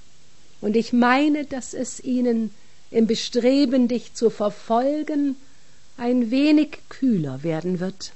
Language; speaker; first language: German; native; German